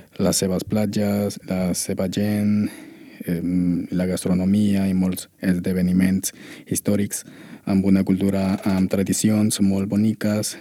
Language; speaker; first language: Catalan; non-native, learner; Spanish